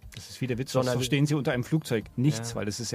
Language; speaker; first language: German; native; German